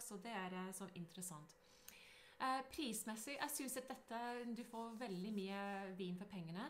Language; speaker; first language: Norwegian; non-native, fluent; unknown